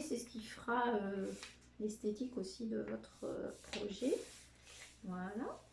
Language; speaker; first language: French; native; French